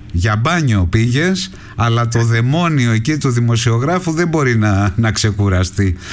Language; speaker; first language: Greek; native; Greek